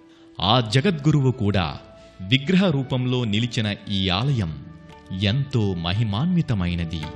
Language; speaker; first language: Telugu; native; Telugu